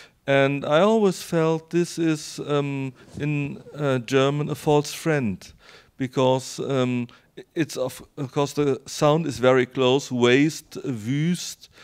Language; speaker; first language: English; non-native, fluent; German